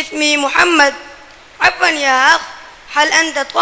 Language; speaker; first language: Arabic; non-native, learner; Urdu